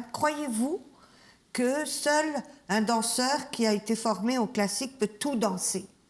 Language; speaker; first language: French; native; French